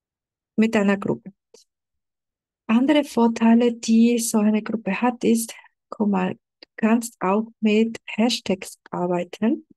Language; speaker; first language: German; non-native, fluent; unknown